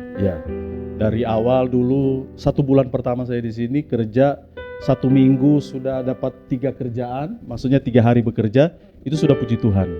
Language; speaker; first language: Indonesian; native; Indonesian